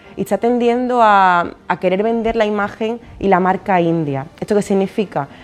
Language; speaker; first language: Spanish; native; Spanish